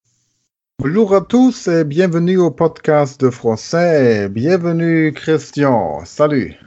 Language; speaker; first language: French; non-native, learner; German